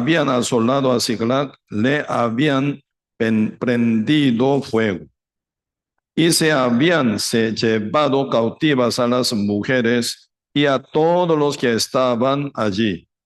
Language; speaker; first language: Spanish; non-native, fluent; Korean